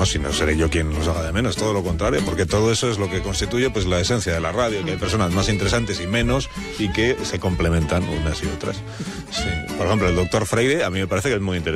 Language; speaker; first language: Spanish; native; Spanish